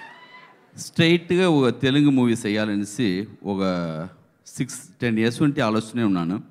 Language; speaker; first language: Telugu; non-native, learner; Tamil